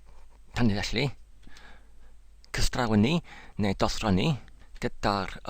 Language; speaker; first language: Welsh; non-native, learner; English